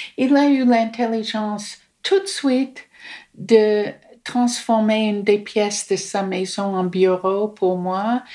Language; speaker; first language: French; non-native, fluent; English